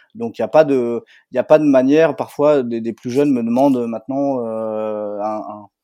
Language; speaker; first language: French; native; French